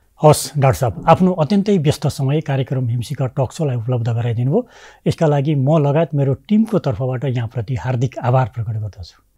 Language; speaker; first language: Nepali; native; Nepali